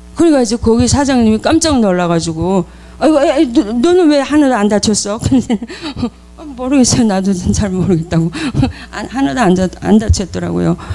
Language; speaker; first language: Korean; native; Korean